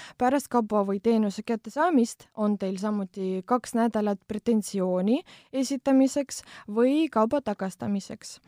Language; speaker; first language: Estonian; non-native, local second language; Russian